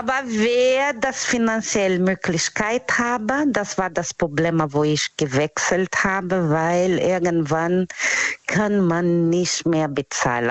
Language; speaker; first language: German; non-native, fluent; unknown